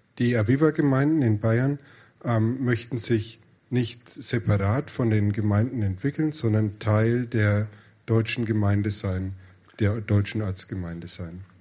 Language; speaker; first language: German; native; German